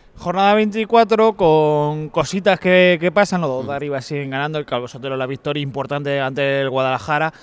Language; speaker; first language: Spanish; native; Spanish